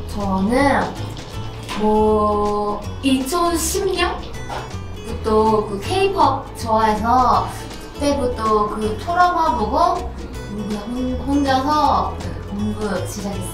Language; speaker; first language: Korean; non-native, fluent; Japanese